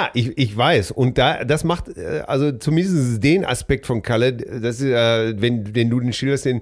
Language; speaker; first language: German; native; German